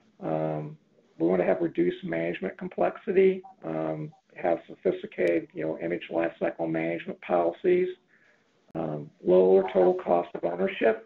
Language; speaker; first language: English; native; English